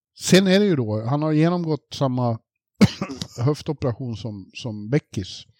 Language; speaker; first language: Swedish; native; Swedish